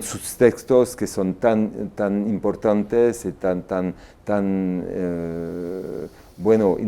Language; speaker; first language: Spanish; non-native, fluent; French